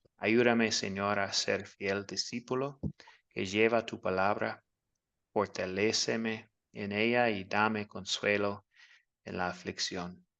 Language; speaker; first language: Spanish; non-native, learner; English